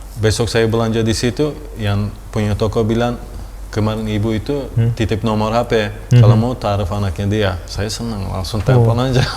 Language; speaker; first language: Indonesian; non-native, fluent; Turkish